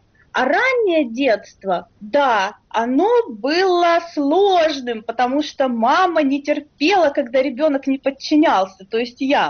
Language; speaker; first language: Russian; native; Russian